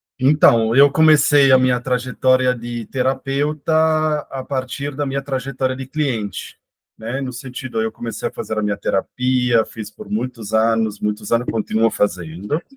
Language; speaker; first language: Portuguese; non-native, fluent; Italian